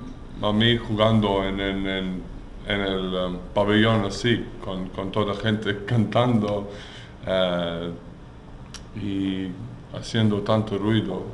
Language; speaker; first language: Spanish; non-native, learner; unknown